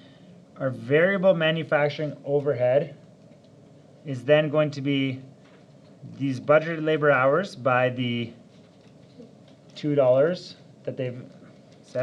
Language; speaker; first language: English; native; English